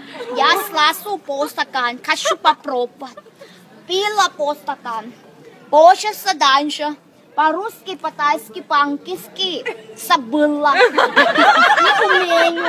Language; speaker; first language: Russian; non-native, learner; Thai